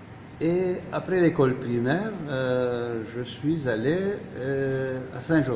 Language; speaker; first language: French; non-native, fluent; Turkish